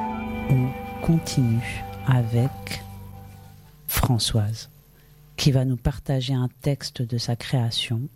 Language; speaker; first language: French; native; French